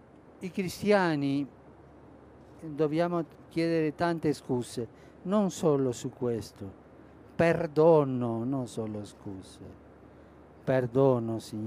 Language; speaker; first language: Italian; non-native, fluent; Spanish